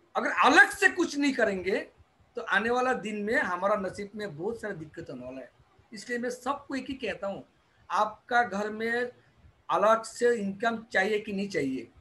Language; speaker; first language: Hindi; non-native, local second language; Bangla